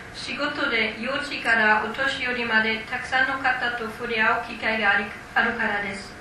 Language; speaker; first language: Japanese; non-native, fluent; German